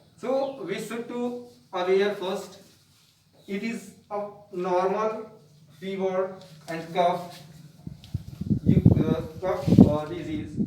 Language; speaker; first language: English; non-native, local second language; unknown